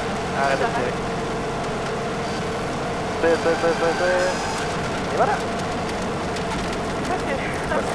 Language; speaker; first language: French; native; French